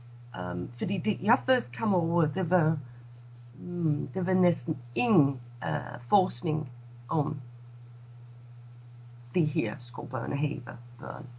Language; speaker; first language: Danish; non-native, fluent; English